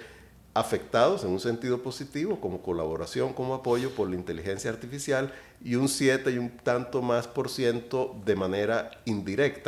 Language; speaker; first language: Spanish; native; Spanish